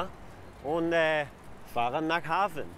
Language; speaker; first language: German; non-native, learner; Danish